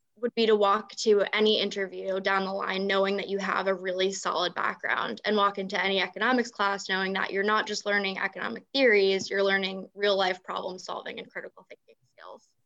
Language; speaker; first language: English; native; English